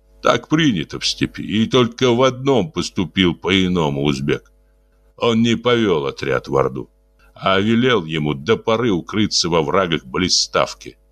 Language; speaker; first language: Russian; native; Russian